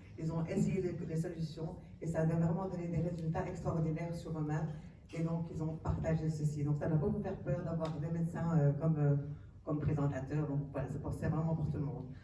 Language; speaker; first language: French; early bilingual, other home language; Arabic